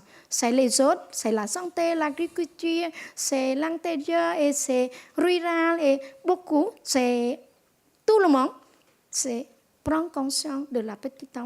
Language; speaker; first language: French; non-native, local second language; Khmer